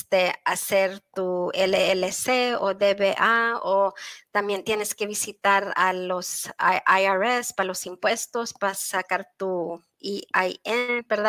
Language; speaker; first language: Spanish; early bilingual, heritage; Spanish